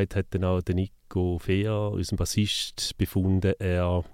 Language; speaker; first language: German; native; German